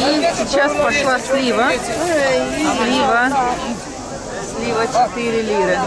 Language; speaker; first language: Russian; native; Russian